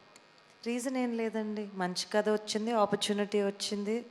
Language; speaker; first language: Telugu; native; Telugu